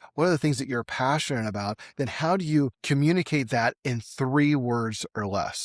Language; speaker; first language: English; native; English